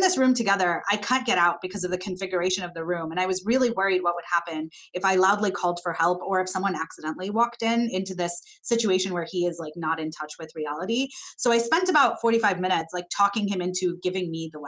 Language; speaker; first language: English; non-native, local second language; Malayalam